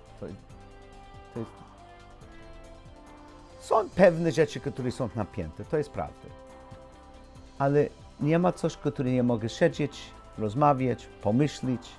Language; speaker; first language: Polish; non-native, learner; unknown